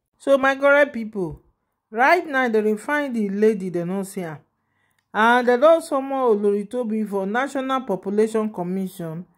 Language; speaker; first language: Nigerian Pidgin; non-native, local second language; Yoruba